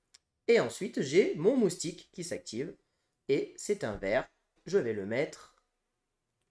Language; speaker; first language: French; native; French